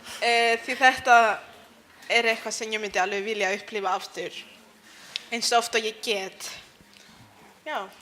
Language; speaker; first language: Icelandic; early bilingual, other home language; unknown